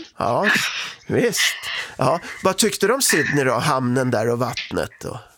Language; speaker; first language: Swedish; native; Swedish